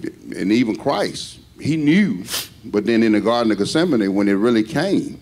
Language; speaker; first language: English; native; English